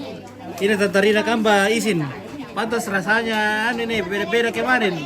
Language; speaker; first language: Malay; non-native, local second language; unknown